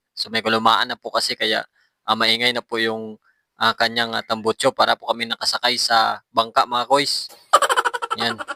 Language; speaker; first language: Filipino; non-native, local second language; Aklanon